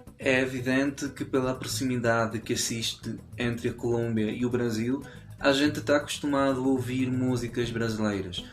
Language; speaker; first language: Portuguese; non-native, fluent; Spanish